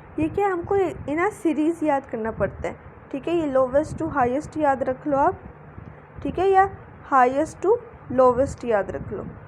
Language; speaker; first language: Hindi; native; Hindi